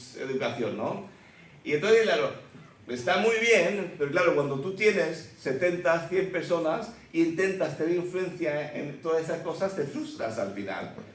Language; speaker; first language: Spanish; early bilingual, other home language; Swedish